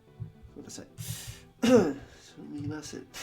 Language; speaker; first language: Japanese; non-native, learner; Spanish